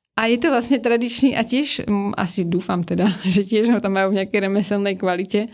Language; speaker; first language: Slovak; early bilingual, heritage; Slovak